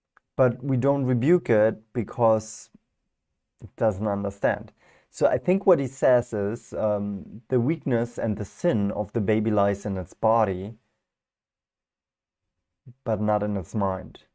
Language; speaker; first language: English; non-native, fluent; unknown